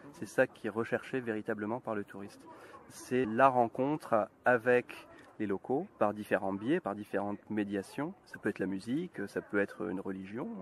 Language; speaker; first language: French; native; French